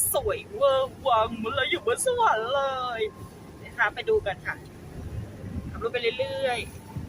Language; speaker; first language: Thai; native; Thai